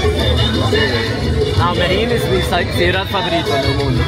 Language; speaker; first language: Spanish; non-native, fluent; Swedish